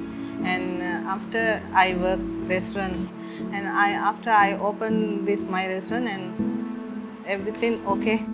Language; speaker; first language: English; non-native, learner; Sinhala